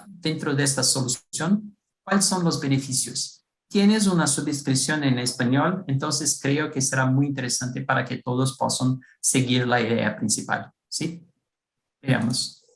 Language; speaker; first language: Spanish; non-native, fluent; Portuguese